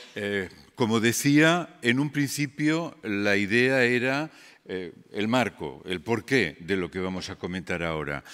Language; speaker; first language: Spanish; non-native, local second language; Catalan